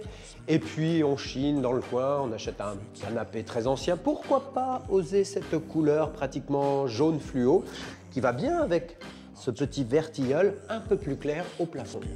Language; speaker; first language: French; native; French